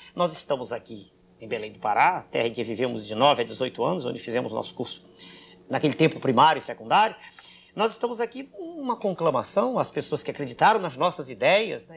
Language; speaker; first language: Portuguese; native; Portuguese